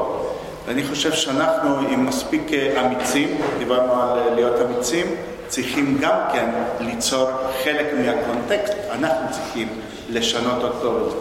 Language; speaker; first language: Hebrew; non-native, fluent; Spanish